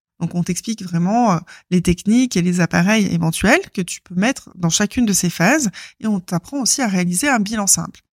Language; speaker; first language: French; native; French